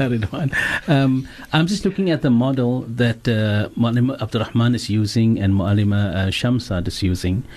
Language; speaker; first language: English; early bilingual, other home language; Afrikaans